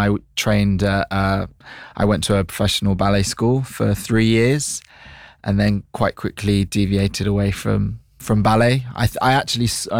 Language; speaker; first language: English; native; English